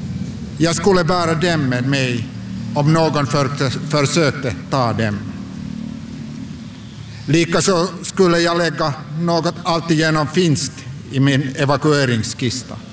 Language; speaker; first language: Swedish; non-native, local second language; Finnish